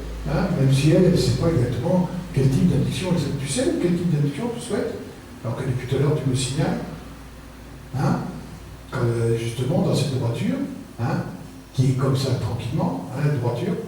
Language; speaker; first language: French; native; French